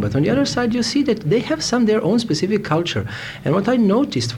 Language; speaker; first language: English; non-native, fluent; Serbian